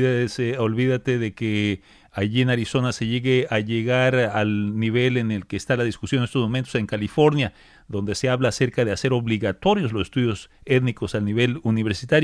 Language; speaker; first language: Spanish; native; Spanish